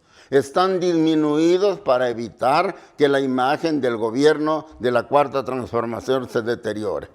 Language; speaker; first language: Spanish; native; Spanish